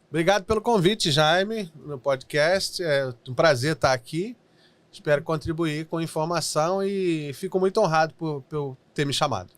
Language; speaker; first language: Portuguese; native; Portuguese